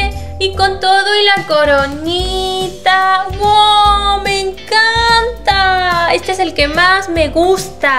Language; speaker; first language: Spanish; native; Spanish